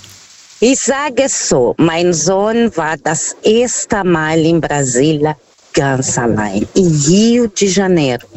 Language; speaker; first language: German; non-native, fluent; Portuguese